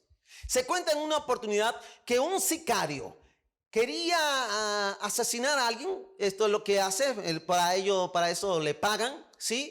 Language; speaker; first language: Spanish; native; Spanish